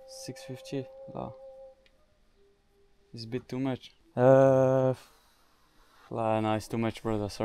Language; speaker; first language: English; non-native, learner; French